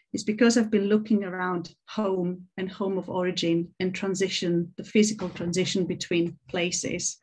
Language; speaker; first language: English; non-native, fluent; Greek